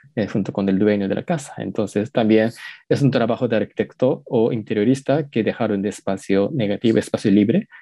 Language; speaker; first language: Spanish; non-native, learner; Japanese